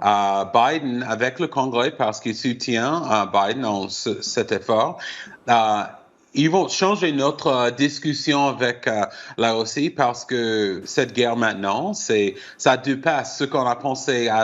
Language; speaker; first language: French; non-native, fluent; English